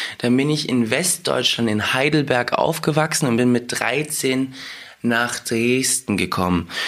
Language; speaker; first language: German; early bilingual, other home language; Russian